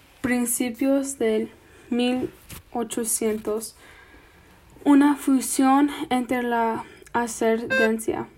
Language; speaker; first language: Spanish; non-native, fluent; English